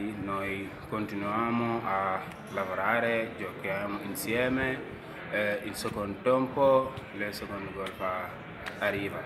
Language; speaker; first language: Italian; non-native, learner; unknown